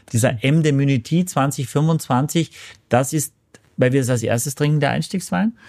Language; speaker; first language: German; native; German